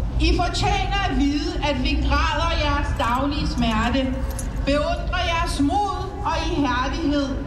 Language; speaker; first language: Danish; early bilingual, other home language; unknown